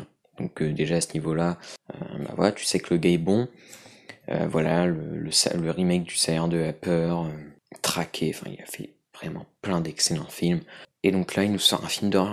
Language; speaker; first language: French; native; French